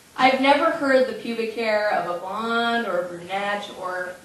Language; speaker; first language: English; native; English